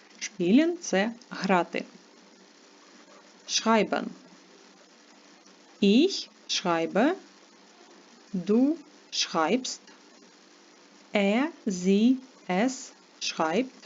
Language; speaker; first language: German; non-native, fluent; Ukrainian